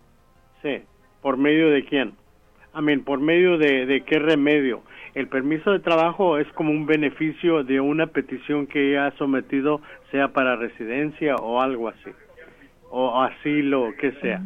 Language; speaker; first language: Spanish; early bilingual, heritage; Spanish